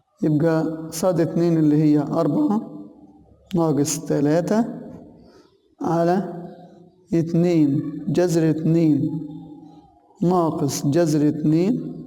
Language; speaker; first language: Arabic; native; Arabic